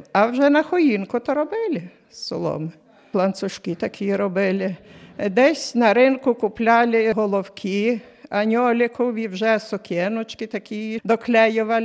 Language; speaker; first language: Ukrainian; native; Ukrainian